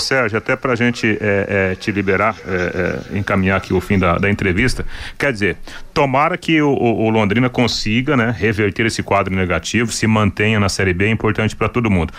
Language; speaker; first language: Portuguese; native; Portuguese